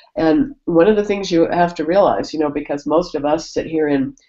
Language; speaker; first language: English; native; English